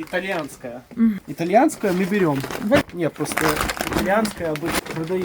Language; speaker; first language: Russian; early bilingual, heritage; Russian